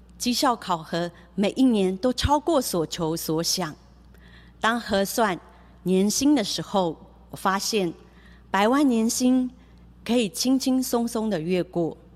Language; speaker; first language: Chinese; early bilingual, heritage; Chinese